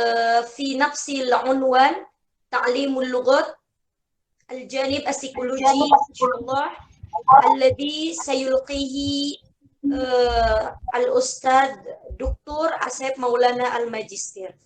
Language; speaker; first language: Arabic; non-native, fluent; Indonesian